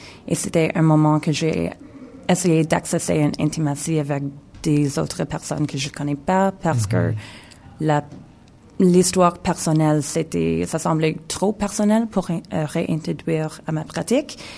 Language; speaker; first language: French; non-native, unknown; English